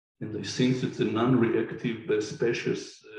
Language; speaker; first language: English; non-native, fluent; Hebrew